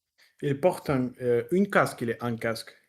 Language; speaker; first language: French; non-native, fluent; Russian